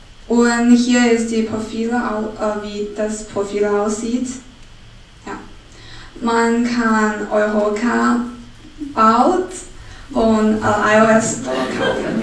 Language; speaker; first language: German; non-native, learner; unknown